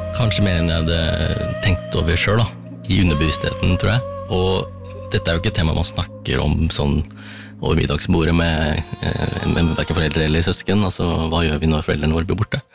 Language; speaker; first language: Norwegian; early bilingual, other home language; Tamil